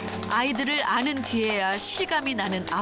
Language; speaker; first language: Korean; native; Korean